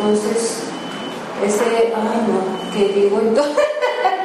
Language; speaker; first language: Spanish; non-native, learner; Japanese